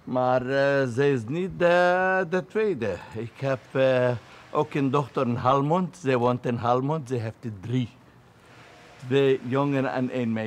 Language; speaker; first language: Dutch; non-native, learner; Arabic